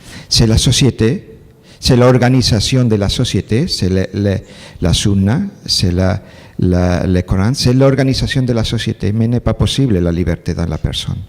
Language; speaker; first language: French; non-native, learner; Spanish